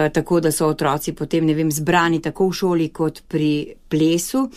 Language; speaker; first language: Slovenian; native; Slovenian